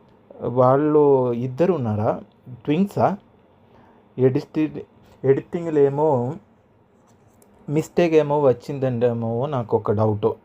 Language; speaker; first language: Telugu; non-native, learner; Malayalam